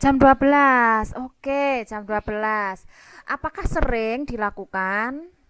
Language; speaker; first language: Indonesian; native; Indonesian